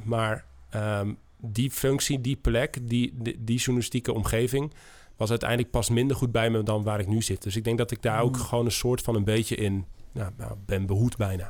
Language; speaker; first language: Dutch; native; Dutch